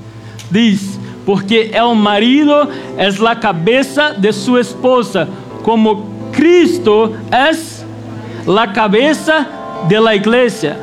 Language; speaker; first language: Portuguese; non-native, learner; Spanish